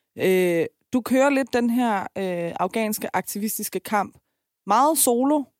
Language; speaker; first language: Danish; early bilingual, other home language; Persian